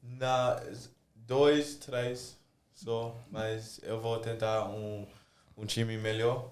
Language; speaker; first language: Portuguese; early bilingual, heritage; English